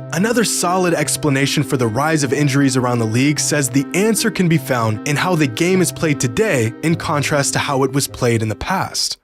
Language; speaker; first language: English; native; English